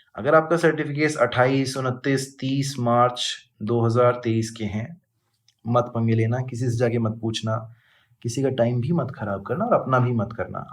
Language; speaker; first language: Hindi; native; Hindi